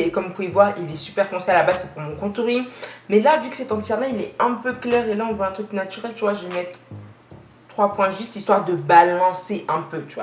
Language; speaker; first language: French; native; French